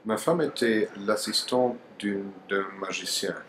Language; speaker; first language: French; non-native, learner; German